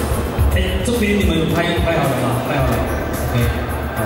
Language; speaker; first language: Chinese; native; Chinese